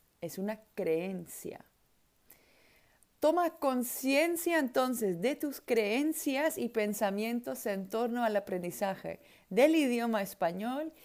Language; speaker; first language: Spanish; non-native, fluent; Dutch